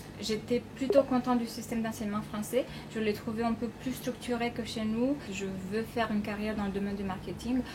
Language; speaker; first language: French; non-native, fluent; Romanian